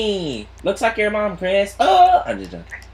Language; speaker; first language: English; native; English